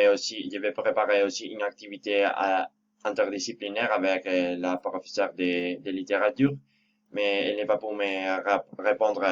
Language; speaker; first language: French; non-native, fluent; Spanish